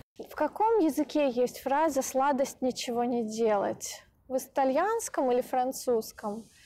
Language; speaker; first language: Russian; native; Russian